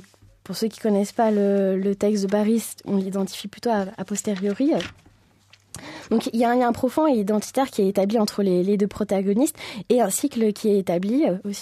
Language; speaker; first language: French; native; French